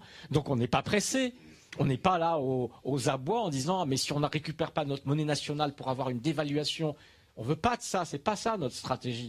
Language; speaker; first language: French; native; French